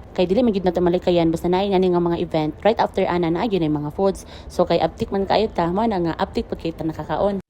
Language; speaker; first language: Filipino; non-native, local second language; Cebuano